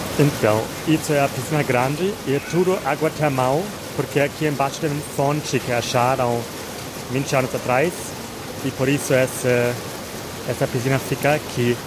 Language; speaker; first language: Portuguese; non-native, fluent; German